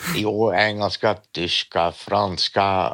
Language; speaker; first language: Swedish; non-native, fluent; Dutch